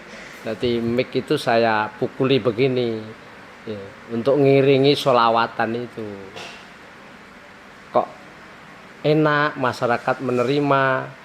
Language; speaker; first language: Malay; non-native, local second language; Javanese